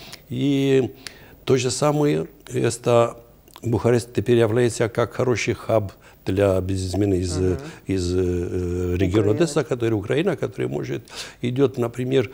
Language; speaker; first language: Russian; non-native, fluent; Romanian